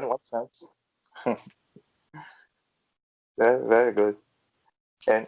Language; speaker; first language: English; non-native, learner; Portuguese